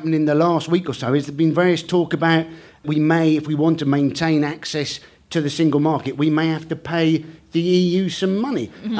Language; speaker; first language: English; native; English